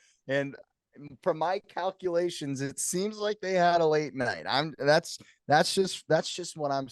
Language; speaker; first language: English; native; English